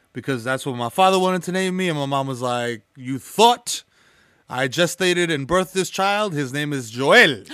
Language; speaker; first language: English; early bilingual, other home language; Spanish